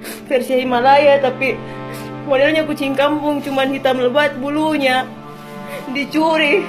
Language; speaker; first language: Indonesian; native; Indonesian